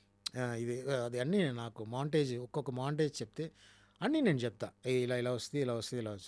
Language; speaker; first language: Telugu; non-native, learner; Tamil